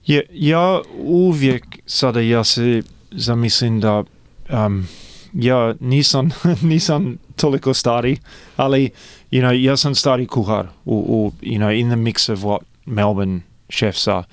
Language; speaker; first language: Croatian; early bilingual, heritage; Croatian